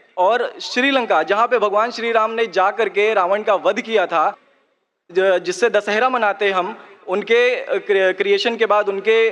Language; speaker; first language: Hindi; native; Hindi